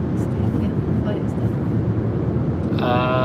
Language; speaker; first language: English; non-native, learner; Japanese